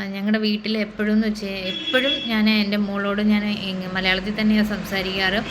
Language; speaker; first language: Malayalam; early bilingual, heritage; Malayalam